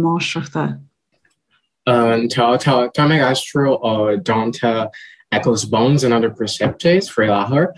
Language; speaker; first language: Irish; non-native, learner; Portuguese